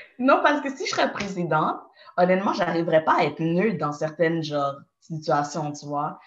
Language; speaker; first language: French; native; French